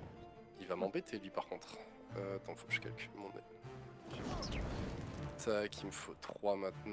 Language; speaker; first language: French; native; French